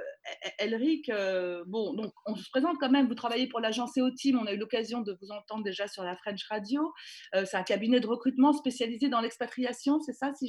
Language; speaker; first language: French; native; French